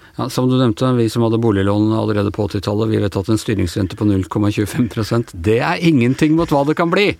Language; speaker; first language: Norwegian; native; Norwegian